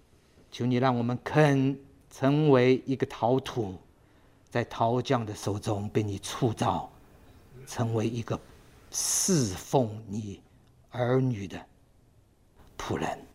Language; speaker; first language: Chinese; native; Chinese